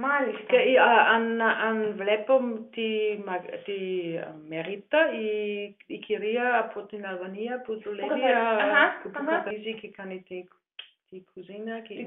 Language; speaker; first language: Greek; non-native, learner; German